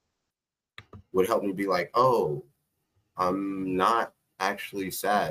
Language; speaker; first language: English; native; English